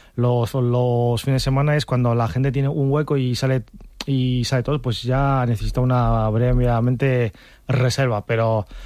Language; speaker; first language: Spanish; non-native, fluent; Chinese